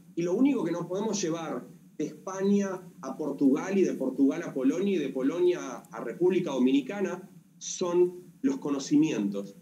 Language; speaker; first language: Spanish; native; Spanish